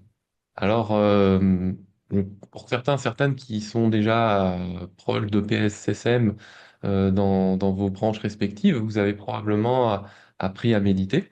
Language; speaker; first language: French; native; French